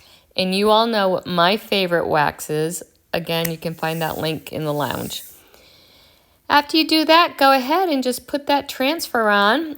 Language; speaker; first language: English; native; English